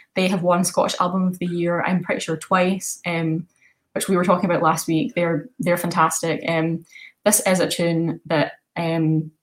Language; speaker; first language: English; native; English